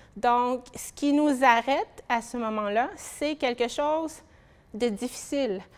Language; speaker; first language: French; native; French